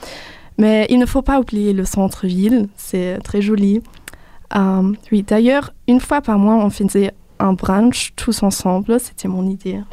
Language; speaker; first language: French; non-native, fluent; German